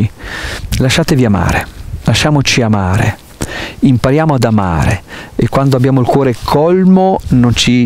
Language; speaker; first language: Italian; native; Italian